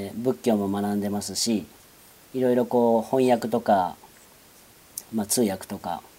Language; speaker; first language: Japanese; native; Japanese